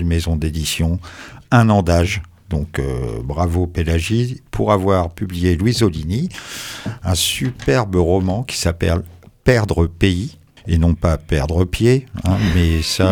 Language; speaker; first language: French; native; French